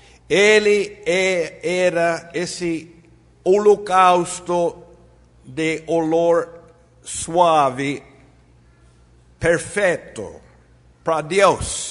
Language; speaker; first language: Portuguese; non-native, fluent; Spanish